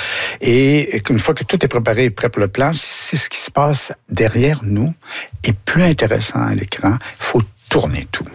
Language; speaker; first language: French; native; French